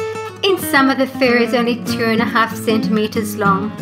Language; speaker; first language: English; native; English